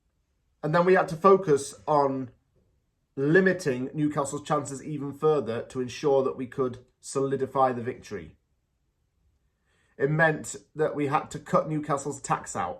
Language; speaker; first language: English; native; English